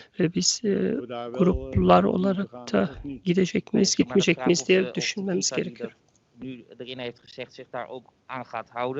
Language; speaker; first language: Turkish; early bilingual, heritage; Turkish